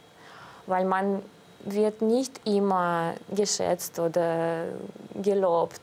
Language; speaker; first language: German; non-native, fluent; Russian